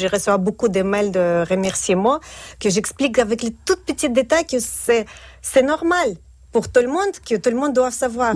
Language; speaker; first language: French; non-native, fluent; Russian